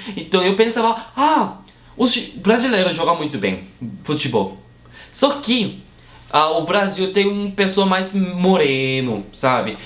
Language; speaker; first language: Portuguese; non-native, fluent; Korean